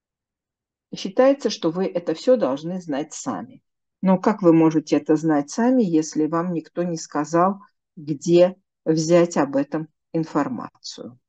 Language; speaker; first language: Russian; native; Russian